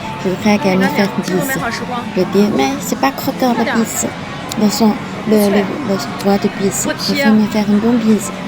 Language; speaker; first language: French; non-native, fluent; Chinese